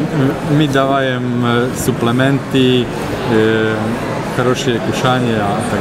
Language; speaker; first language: Russian; non-native, learner; Slovak